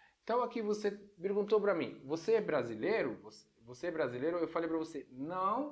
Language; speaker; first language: Portuguese; non-native, fluent; Arabic